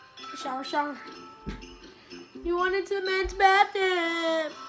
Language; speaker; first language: English; native; English